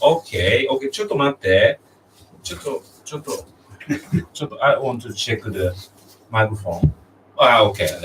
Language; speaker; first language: English; non-native, learner; Japanese